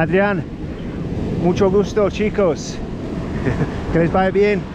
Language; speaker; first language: Spanish; non-native, learner; English